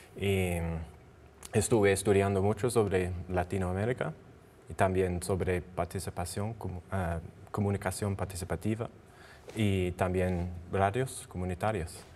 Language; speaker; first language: Spanish; non-native, learner; English